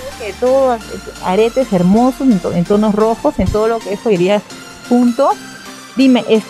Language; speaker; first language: Spanish; native; Spanish